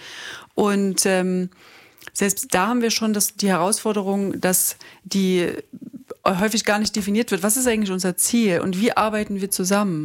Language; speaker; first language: German; native; German